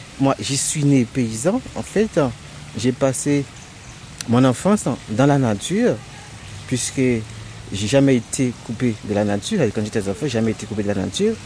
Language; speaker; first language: French; non-native, local second language; Haitian Creole